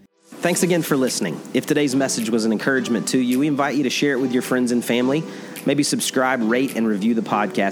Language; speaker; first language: English; native; English